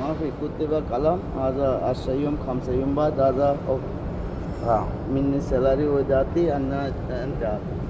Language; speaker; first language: Arabic; non-native, learner; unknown